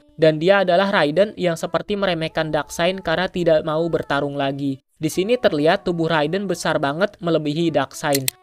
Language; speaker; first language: Indonesian; native; Indonesian